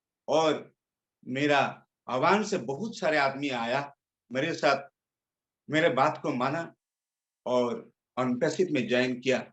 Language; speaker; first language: Hindi; non-native, local second language; Bangla